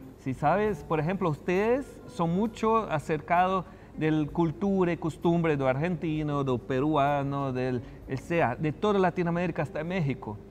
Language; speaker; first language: Spanish; non-native, fluent; Portuguese